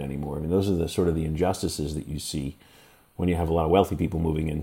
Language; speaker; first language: English; native; English